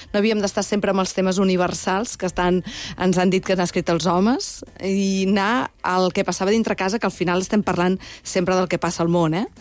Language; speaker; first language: Catalan; native; Catalan